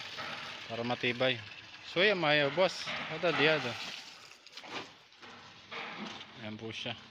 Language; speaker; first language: Filipino; native; Filipino